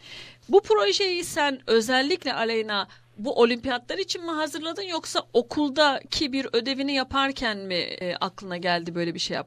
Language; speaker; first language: Turkish; native; Turkish